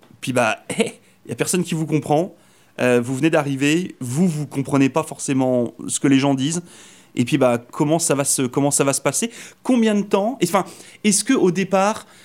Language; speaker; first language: French; native; French